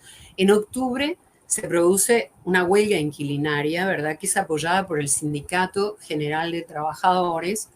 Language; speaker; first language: Spanish; native; Spanish